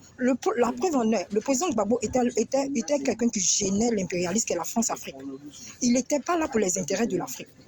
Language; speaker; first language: French; native; French